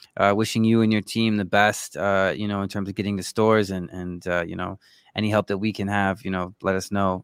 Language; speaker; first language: English; native; English